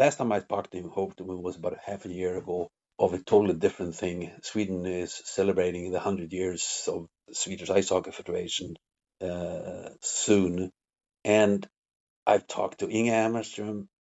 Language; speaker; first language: English; non-native, fluent; Swedish